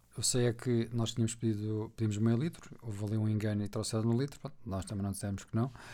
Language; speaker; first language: Portuguese; native; Portuguese